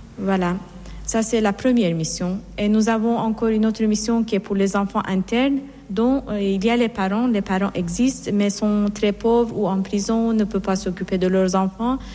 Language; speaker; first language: French; non-native, fluent; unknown